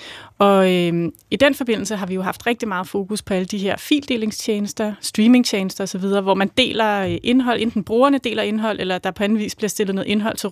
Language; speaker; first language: Danish; native; Danish